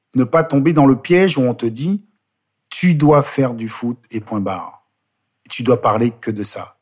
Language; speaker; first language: French; native; French